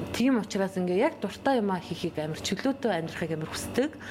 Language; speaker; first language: Mongolian; native; Mongolian